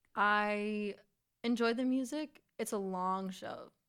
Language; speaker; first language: English; native; English